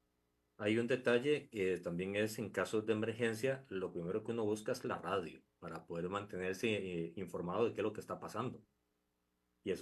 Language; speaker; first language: Spanish; native; Spanish